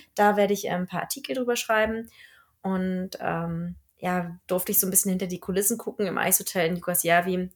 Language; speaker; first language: German; native; German